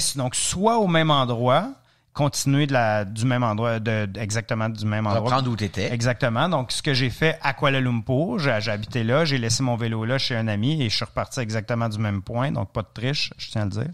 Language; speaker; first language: French; native; French